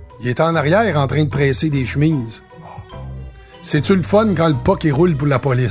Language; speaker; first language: French; native; French